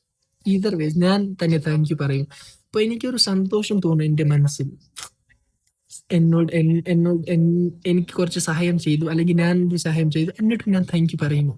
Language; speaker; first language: Malayalam; non-native, fluent; Kashmiri